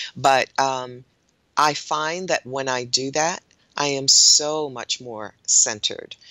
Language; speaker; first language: English; native; English